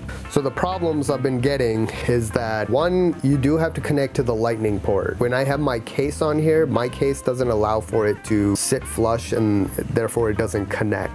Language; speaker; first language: English; native; English